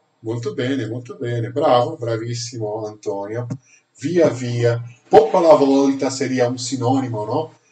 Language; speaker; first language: Italian; non-native, fluent; Portuguese